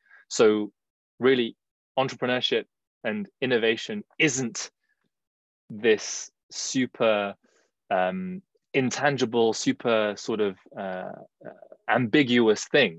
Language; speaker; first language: English; early bilingual, other home language; Chinese